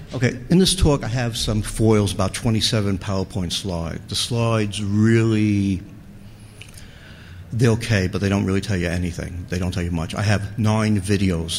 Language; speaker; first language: English; native; English